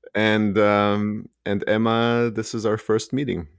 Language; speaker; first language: English; early bilingual, other home language; Hebrew